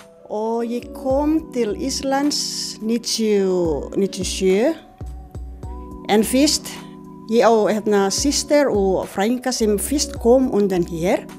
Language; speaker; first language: Icelandic; non-native, learner; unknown